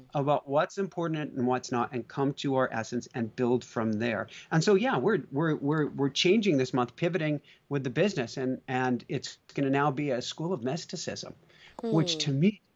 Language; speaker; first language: English; native; English